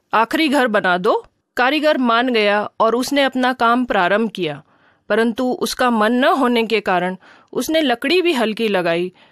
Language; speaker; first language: Hindi; native; Hindi